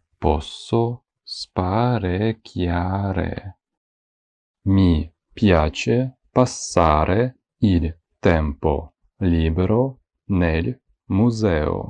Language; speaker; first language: Italian; non-native, fluent; Ukrainian